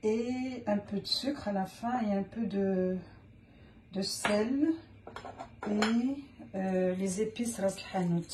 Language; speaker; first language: French; non-native, local second language; Arabic